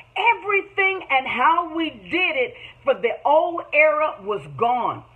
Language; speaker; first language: English; native; English